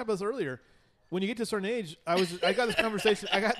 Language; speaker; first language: English; native; English